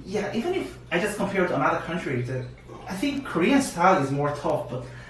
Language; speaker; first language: English; non-native, learner; Korean